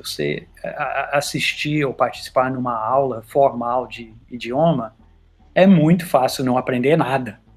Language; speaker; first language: Portuguese; non-native, fluent; English